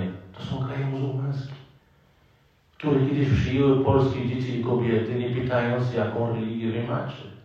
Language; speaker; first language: Polish; non-native, fluent; Arabic